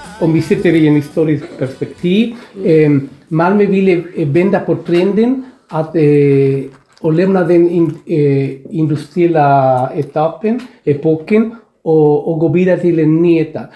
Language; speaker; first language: Swedish; non-native, fluent; Spanish